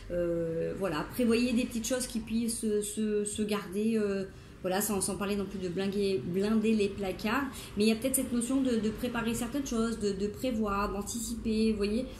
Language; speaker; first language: French; native; French